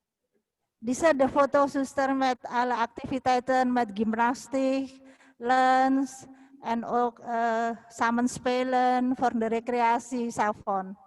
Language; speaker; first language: Dutch; non-native, learner; Indonesian